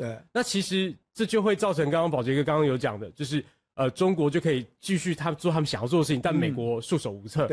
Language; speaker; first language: Chinese; native; Chinese